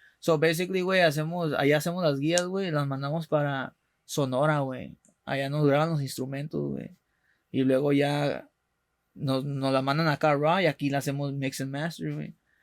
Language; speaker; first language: Spanish; early bilingual, heritage; Spanish